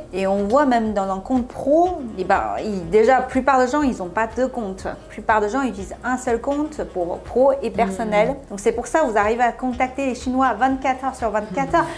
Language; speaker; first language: French; non-native, fluent; Chinese